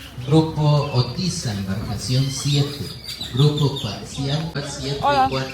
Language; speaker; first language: Spanish; native; Spanish